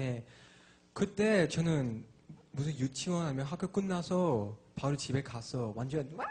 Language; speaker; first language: Korean; non-native, learner; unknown